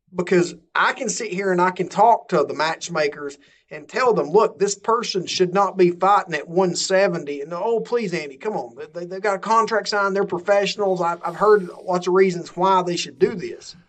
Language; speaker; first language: English; native; English